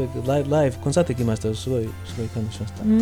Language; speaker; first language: Japanese; non-native, learner; English